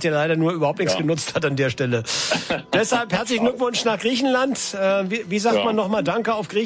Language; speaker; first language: German; native; German